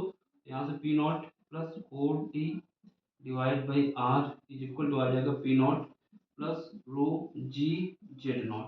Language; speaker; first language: Hindi; native; Hindi